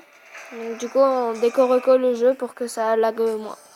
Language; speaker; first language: French; native; French